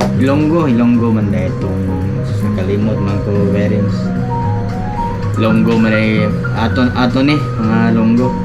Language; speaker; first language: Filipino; non-native, local second language; Hiligaynon